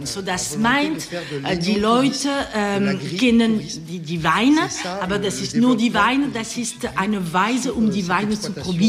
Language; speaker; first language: German; non-native, learner; French